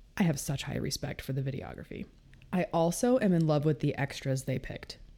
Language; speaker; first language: English; native; English